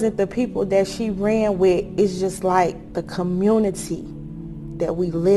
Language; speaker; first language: English; native; English